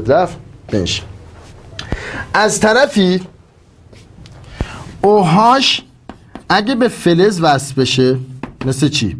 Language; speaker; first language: Persian; native; Persian